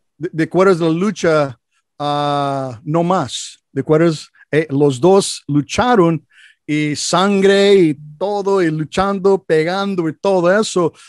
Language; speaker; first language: Spanish; non-native, learner; English